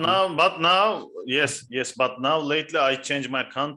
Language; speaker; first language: English; non-native, fluent; Turkish